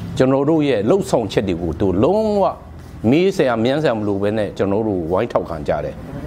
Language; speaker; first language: Burmese; non-native, local second language; Hakha Chin